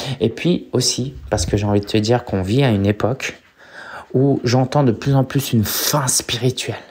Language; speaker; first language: French; early bilingual, other home language; Chinese